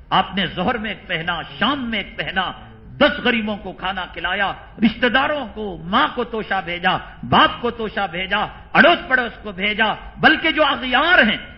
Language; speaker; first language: Urdu; native; Urdu